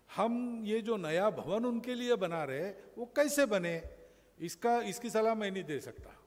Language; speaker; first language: Hindi; non-native, local second language; Marathi